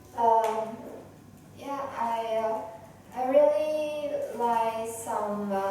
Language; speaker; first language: English; non-native, learner; Vietnamese